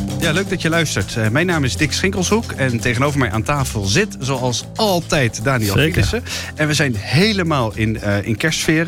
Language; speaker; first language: Dutch; native; Dutch